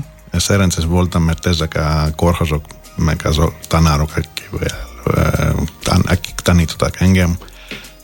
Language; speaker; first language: Hungarian; non-native, fluent; Greek